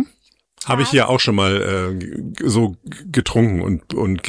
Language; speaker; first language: German; native; German